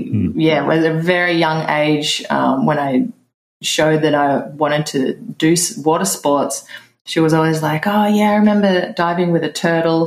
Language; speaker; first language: English; native; English